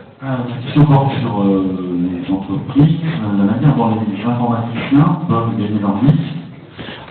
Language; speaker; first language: French; native; French